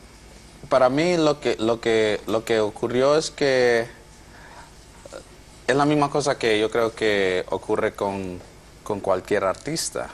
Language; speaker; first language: Spanish; non-native, fluent; English